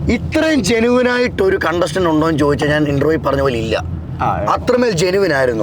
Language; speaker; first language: Malayalam; native; Malayalam